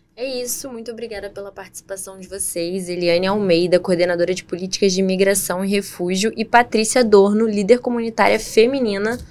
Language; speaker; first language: Portuguese; native; Portuguese